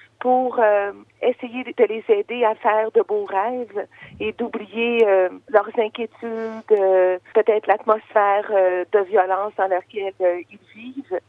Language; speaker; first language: French; native; French